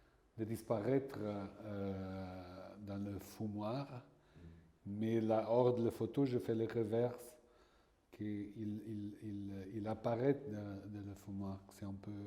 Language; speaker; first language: French; non-native, fluent; Portuguese